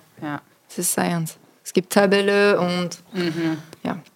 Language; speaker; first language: German; non-native, learner; French